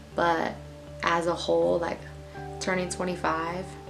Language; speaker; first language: English; native; English